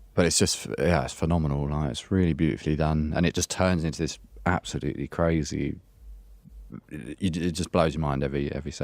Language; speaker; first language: English; native; English